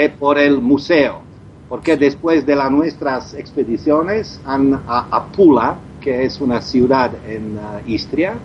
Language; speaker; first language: Spanish; non-native, learner; Croatian